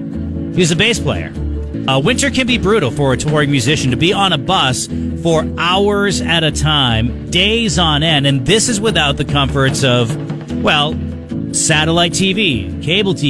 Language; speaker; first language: English; native; English